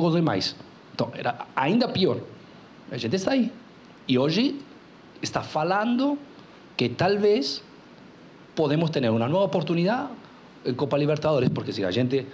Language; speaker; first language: Portuguese; non-native, local second language; Spanish